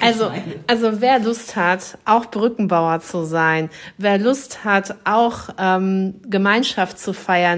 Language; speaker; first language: German; native; German